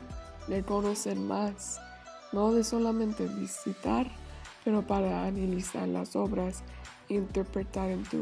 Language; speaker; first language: Spanish; non-native, learner; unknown